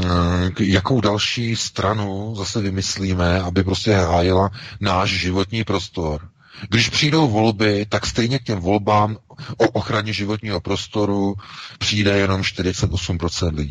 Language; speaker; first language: Czech; native; Czech